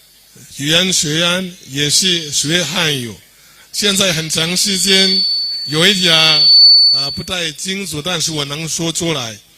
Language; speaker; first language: Chinese; non-native, fluent; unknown